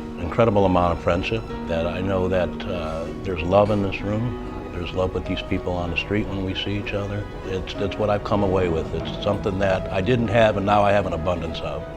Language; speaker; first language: English; native; English